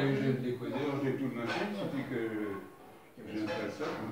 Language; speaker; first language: French; native; French